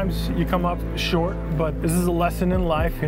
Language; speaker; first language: English; native; English